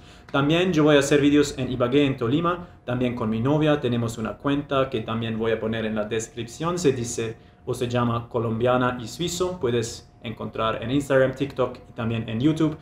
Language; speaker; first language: Spanish; non-native, fluent; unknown